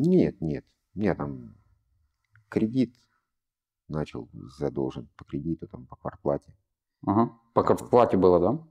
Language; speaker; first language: Russian; native; Russian